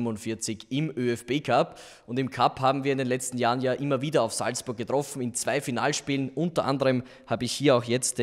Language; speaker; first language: German; native; German